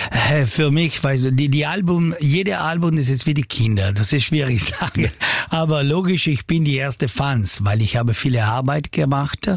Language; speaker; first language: German; non-native, learner; Italian